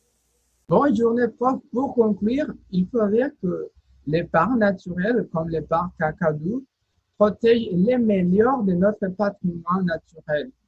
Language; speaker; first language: French; non-native, fluent; Spanish